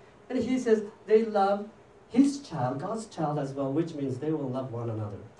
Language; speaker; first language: English; non-native, fluent; Japanese